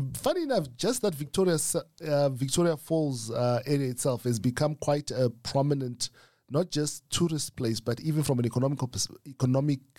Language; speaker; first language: English; non-native, local second language; Shona